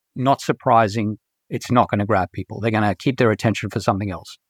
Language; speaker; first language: English; native; English